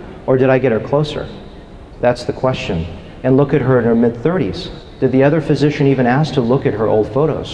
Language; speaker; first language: English; native; English